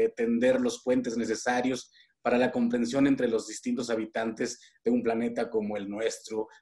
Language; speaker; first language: Spanish; native; Spanish